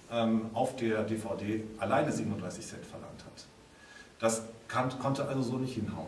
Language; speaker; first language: German; native; German